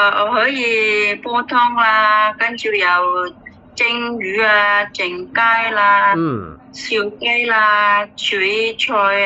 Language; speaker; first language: Cantonese; non-native, learner; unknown